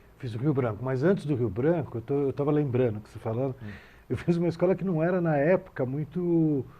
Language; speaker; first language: Portuguese; native; Portuguese